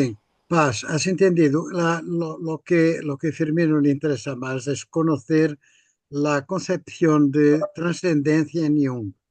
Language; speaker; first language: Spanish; non-native, fluent; Portuguese